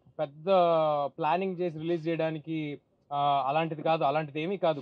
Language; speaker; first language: Telugu; native; Telugu